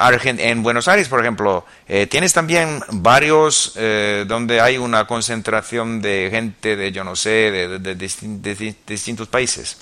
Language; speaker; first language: Spanish; non-native, fluent; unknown